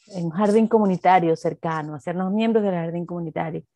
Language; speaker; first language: Spanish; native; Spanish